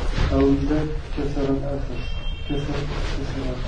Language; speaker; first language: Arabic; non-native, learner; French